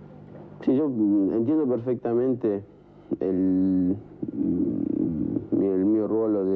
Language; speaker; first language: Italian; non-native, learner; Spanish